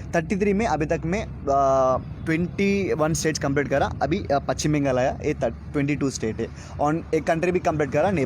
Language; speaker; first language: Hindi; non-native, local second language; Telugu